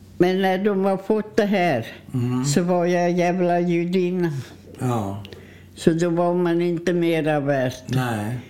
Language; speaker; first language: Swedish; non-native, fluent; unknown